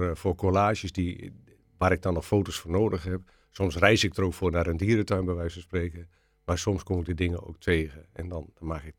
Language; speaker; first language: Dutch; native; Dutch